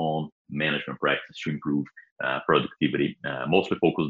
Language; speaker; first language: English; non-native, fluent; Portuguese